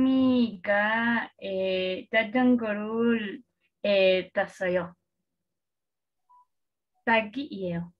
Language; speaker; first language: Korean; non-native, learner; Spanish